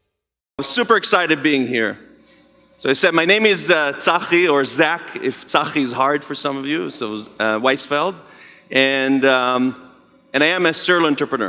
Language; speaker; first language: English; non-native, fluent; Hebrew